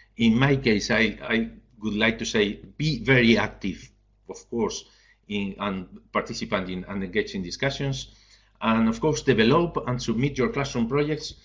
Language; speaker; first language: English; non-native, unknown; Spanish